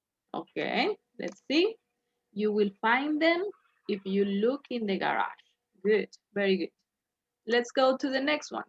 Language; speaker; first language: English; non-native, fluent; Spanish